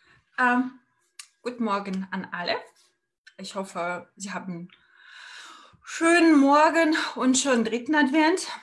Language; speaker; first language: German; non-native, fluent; Russian